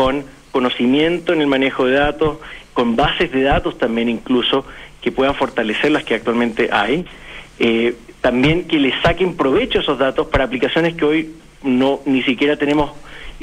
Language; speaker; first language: Spanish; native; Spanish